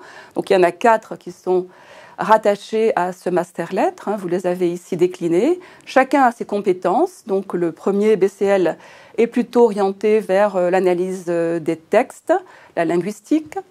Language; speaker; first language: French; native; French